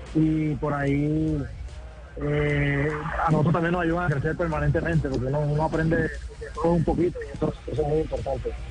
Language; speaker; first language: Spanish; native; Spanish